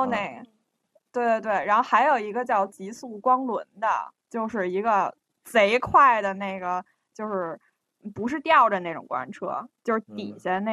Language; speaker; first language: Chinese; native; Chinese